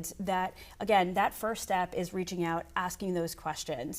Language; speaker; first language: English; native; English